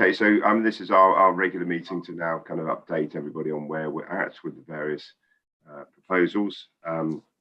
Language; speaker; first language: English; native; English